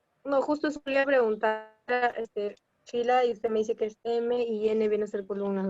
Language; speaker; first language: Spanish; native; Spanish